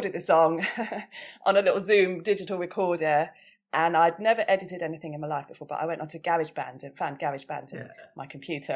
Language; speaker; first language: English; native; English